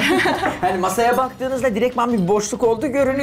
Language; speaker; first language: Turkish; native; Turkish